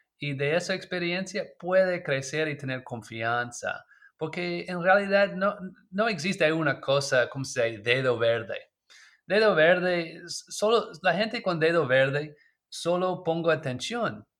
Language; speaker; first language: Spanish; non-native, learner; English